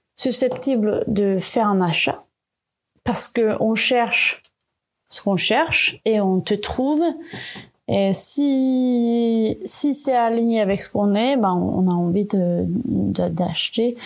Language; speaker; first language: French; non-native, fluent; Swedish